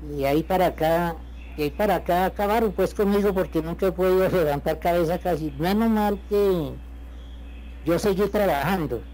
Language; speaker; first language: Spanish; native; Spanish